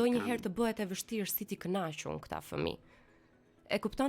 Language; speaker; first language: Albanian; native; Albanian